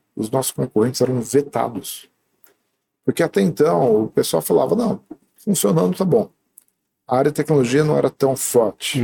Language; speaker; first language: Portuguese; native; Portuguese